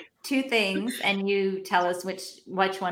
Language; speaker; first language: English; native; English